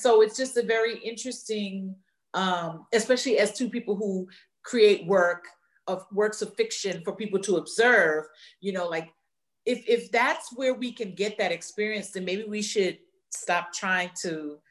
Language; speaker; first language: English; native; English